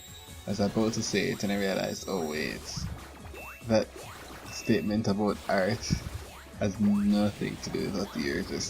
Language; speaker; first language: English; native; English